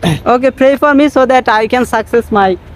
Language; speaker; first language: English; non-native, learner; Bangla